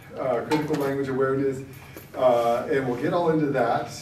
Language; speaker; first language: English; early bilingual, other home language; Spanish